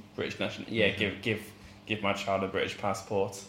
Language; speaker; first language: English; non-native, fluent; Arabic